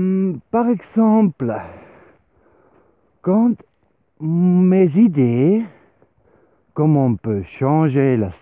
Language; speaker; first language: French; non-native, learner; Swiss German